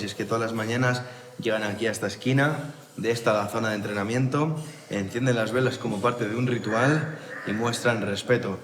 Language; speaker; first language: Spanish; native; Spanish